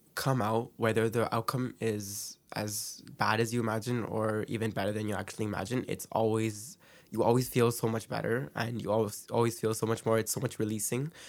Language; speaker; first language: English; native; English